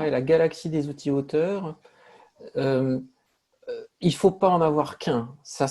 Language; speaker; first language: French; native; French